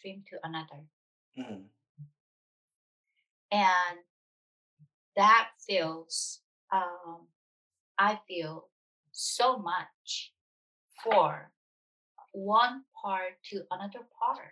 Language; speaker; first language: English; non-native, fluent; Korean